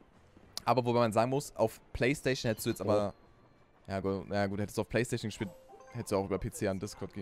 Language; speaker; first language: German; native; German